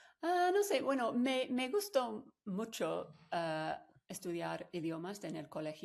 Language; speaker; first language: Spanish; non-native, fluent; English